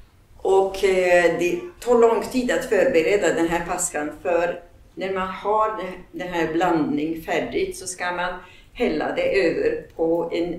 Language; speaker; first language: Swedish; non-native, fluent; Polish